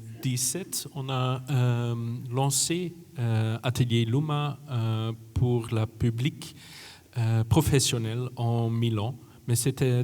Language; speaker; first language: French; non-native, fluent; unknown